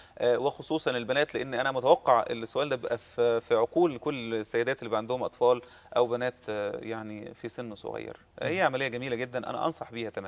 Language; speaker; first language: Arabic; native; Arabic